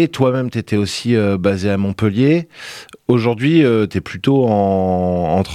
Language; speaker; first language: French; native; French